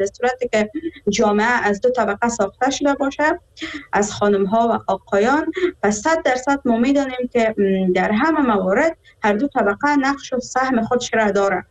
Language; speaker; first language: Persian; native; Persian